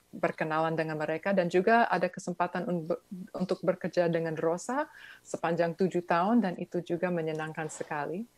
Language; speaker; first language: Indonesian; early bilingual, other home language; English